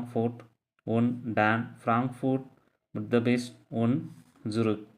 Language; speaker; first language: German; non-native, learner; Tamil